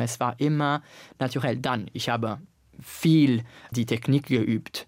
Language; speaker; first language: German; non-native, learner; Italian